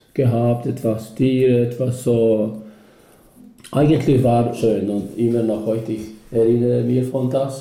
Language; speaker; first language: German; non-native, learner; Albanian